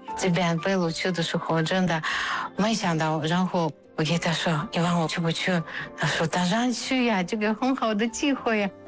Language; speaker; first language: Chinese; non-native, fluent; Russian